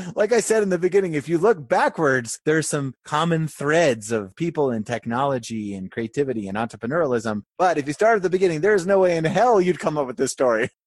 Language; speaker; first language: English; native; English